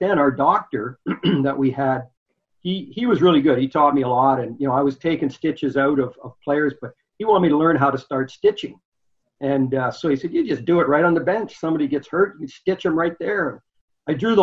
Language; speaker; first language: English; native; English